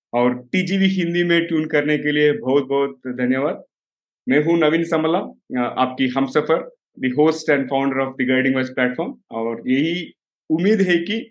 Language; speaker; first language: Hindi; non-native, local second language; Telugu